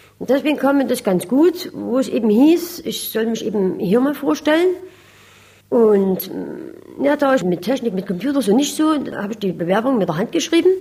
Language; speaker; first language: German; native; German